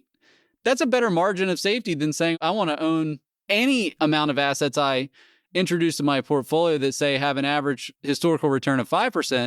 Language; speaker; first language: English; native; English